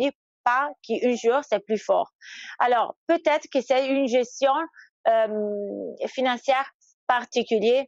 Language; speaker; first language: French; non-native, fluent; Italian